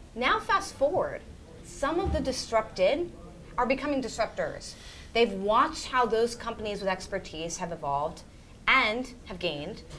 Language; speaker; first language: English; native; English